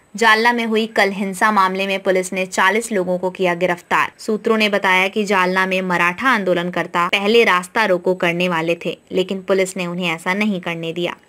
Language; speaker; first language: Hindi; non-native, local second language; Marathi